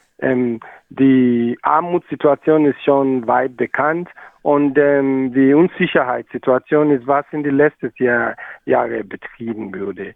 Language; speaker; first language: German; non-native, learner; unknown